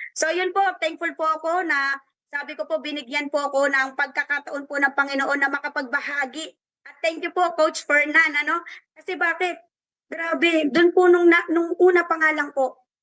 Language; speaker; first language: Filipino; native; Filipino